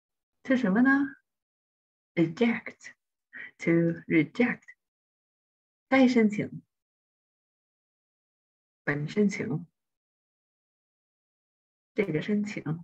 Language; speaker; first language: Chinese; native; Chinese